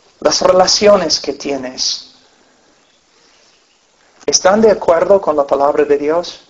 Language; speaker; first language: Spanish; non-native, fluent; English